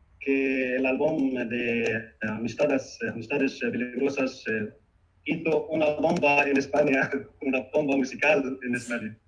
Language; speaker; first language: Spanish; non-native, fluent; Arabic